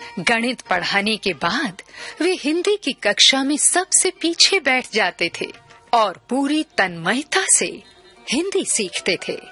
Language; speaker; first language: Hindi; native; Hindi